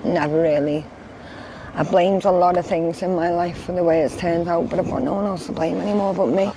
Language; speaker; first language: English; native; English